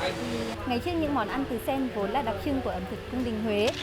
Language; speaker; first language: Vietnamese; native; Vietnamese